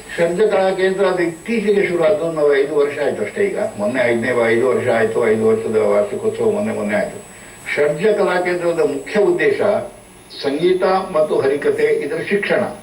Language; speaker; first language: Kannada; non-native, local second language; Marathi